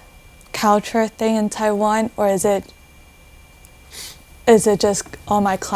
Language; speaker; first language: English; non-native, fluent; Chinese